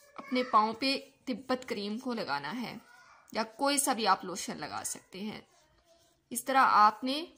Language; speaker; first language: Urdu; native; Urdu